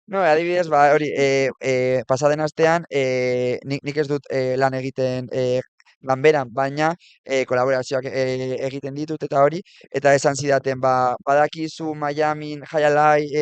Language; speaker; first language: Basque; non-native, local second language; Spanish